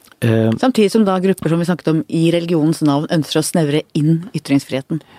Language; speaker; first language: Norwegian; native; Norwegian